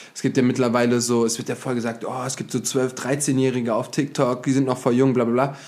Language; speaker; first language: German; native; German